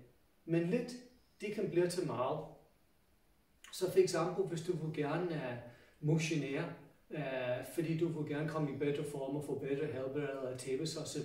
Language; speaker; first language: Danish; non-native, fluent; English